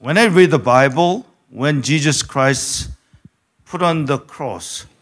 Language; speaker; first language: English; non-native, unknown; Korean